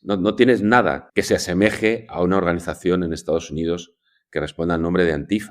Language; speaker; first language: Spanish; native; Spanish